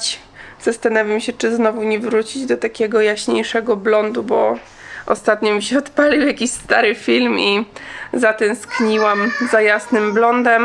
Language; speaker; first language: Polish; native; Polish